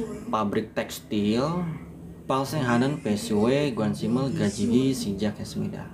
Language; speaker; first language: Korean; non-native, fluent; Indonesian